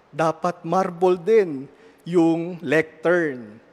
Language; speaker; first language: English; non-native, local second language; Filipino